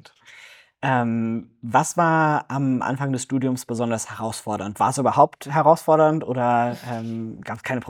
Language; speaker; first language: German; native; German